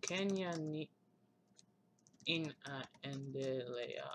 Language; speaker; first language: Swahili; non-native, learner; English